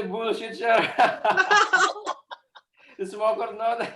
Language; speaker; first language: English; non-native, learner; Indonesian